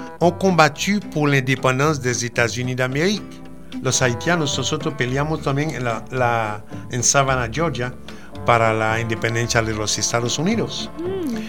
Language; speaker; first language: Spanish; non-native, fluent; Haitian Creole